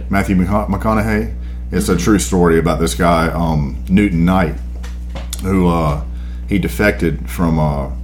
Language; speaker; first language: English; early bilingual, other home language; Spanish